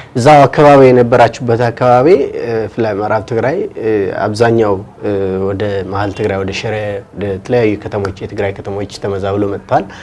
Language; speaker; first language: Amharic; non-native, local second language; Tigrinya